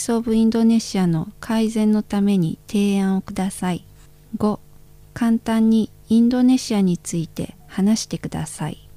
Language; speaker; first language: Japanese; non-native, learner; Indonesian